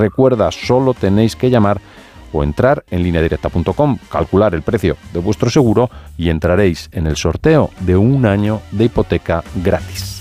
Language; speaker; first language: Spanish; native; Spanish